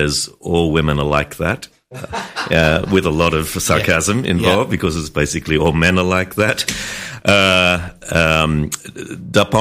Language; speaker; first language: English; native; English